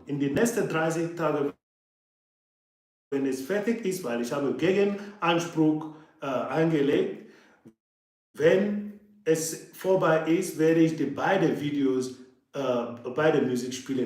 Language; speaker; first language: German; non-native, fluent; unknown